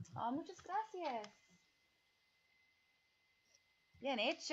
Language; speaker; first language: Spanish; non-native, fluent; English